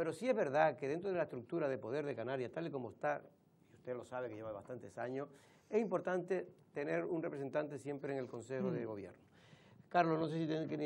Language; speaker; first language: Spanish; native; Spanish